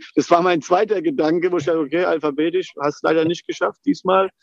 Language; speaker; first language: German; native; German